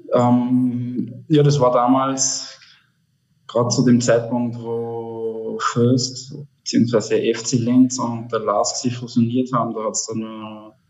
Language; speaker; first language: German; native; German